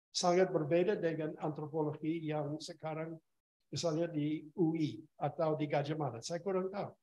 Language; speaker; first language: Indonesian; non-native, fluent; English